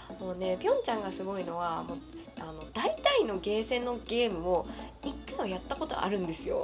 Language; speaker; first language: Japanese; native; Japanese